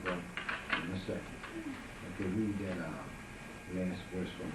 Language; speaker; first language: English; native; English